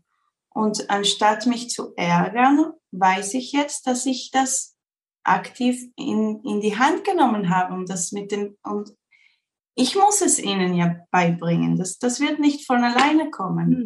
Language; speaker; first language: German; non-native, fluent; Spanish